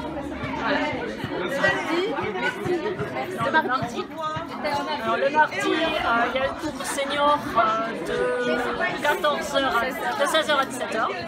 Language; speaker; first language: French; native; French